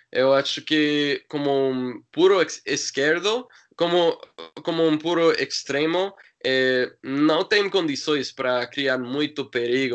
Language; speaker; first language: Portuguese; non-native, learner; English